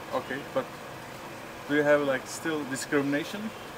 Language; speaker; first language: English; non-native, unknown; Turkish